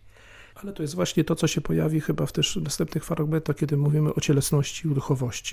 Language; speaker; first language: Polish; native; Polish